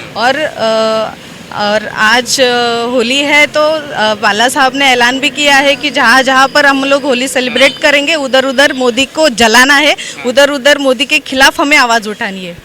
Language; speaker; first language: Hindi; non-native, local second language; Marathi